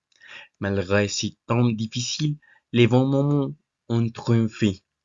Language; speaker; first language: French; non-native, learner; Spanish